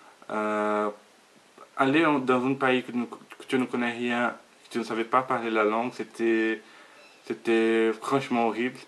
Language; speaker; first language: French; non-native, learner; Portuguese